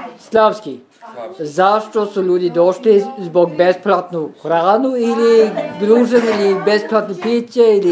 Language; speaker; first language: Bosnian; non-native, learner; Norwegian